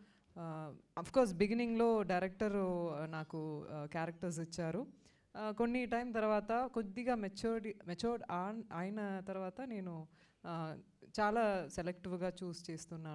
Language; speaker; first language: Telugu; non-native, fluent; Tamil